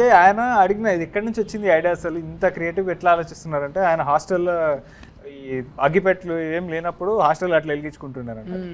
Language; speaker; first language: Telugu; native; Telugu